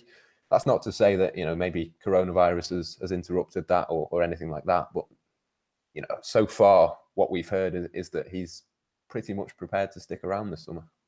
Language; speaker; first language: English; native; English